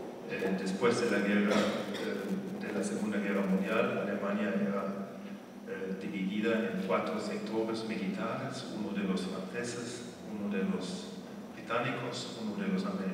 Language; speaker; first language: Spanish; non-native, fluent; German